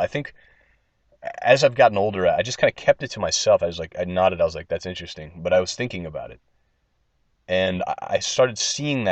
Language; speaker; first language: English; native; English